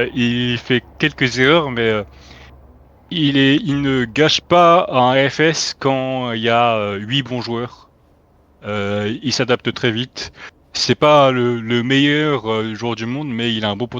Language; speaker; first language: French; native; French